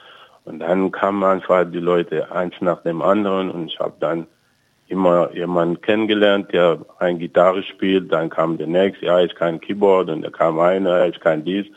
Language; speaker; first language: German; non-native, fluent; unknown